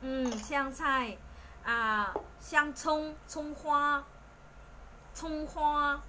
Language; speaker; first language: Chinese; non-native, fluent; Vietnamese